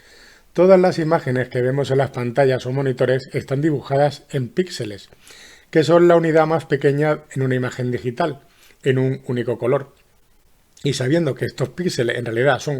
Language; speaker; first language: Spanish; native; Spanish